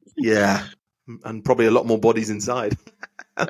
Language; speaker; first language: English; native; English